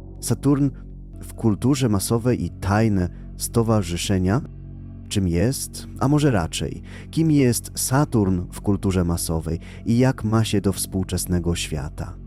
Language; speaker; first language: Polish; native; Polish